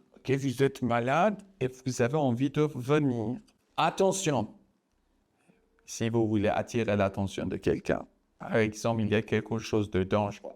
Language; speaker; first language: French; non-native, fluent; Persian